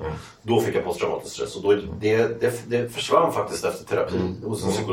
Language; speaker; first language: Swedish; native; Swedish